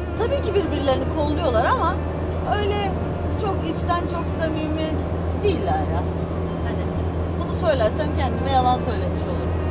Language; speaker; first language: Turkish; native; Turkish